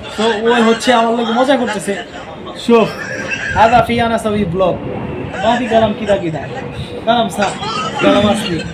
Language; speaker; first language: Arabic; non-native, learner; Bangla